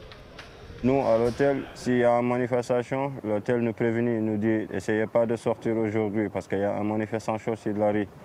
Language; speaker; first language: French; non-native, fluent; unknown